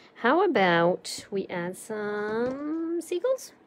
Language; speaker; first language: English; native; English